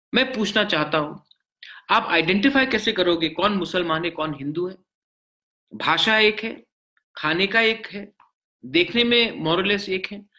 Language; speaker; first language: Hindi; non-native, local second language; Bangla